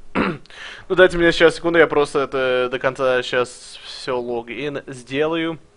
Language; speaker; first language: Russian; early bilingual, heritage; Russian